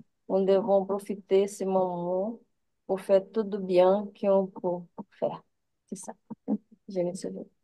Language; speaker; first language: French; non-native, learner; Portuguese